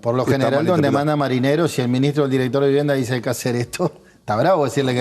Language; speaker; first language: Spanish; native; Spanish